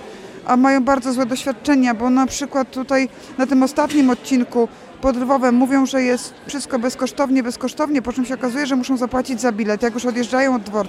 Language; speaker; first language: Polish; native; Polish